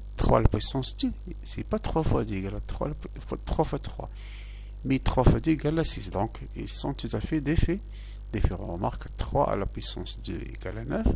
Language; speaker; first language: French; non-native, local second language; Arabic